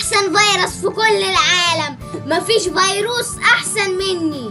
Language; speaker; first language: Arabic; native; Arabic